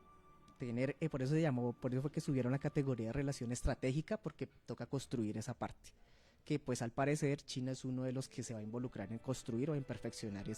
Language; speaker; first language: Spanish; native; Spanish